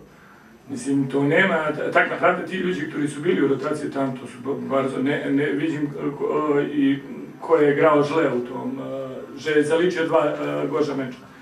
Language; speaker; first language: Polish; non-native, learner; Serbian